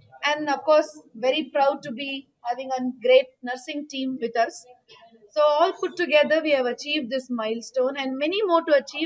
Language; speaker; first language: English; non-native, local second language; Telugu